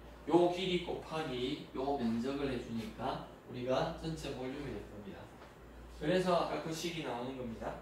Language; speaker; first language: Korean; native; Korean